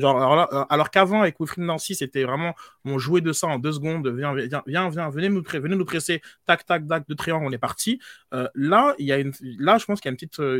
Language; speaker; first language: French; native; French